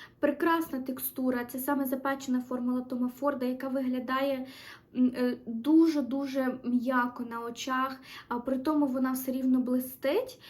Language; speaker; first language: Ukrainian; non-native, local second language; Russian